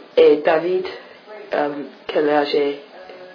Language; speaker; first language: French; non-native, learner; English